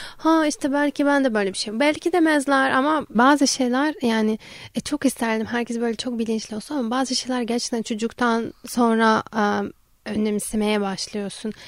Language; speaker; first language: Turkish; non-native, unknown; Ukrainian